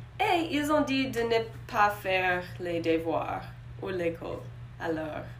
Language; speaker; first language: French; non-native, learner; English